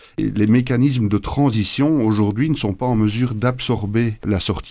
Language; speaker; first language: French; native; French